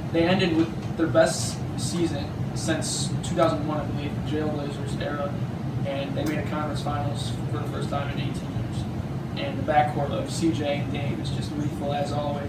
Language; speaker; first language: English; native; English